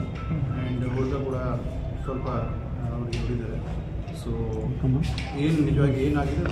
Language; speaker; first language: Kannada; non-native, fluent; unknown